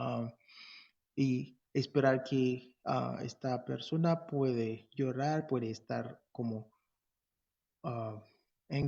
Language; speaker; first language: Spanish; non-native, fluent; English